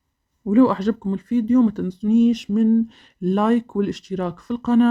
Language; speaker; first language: Arabic; native; Arabic